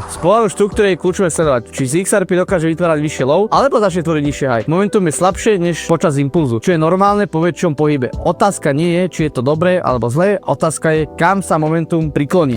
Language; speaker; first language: Slovak; native; Slovak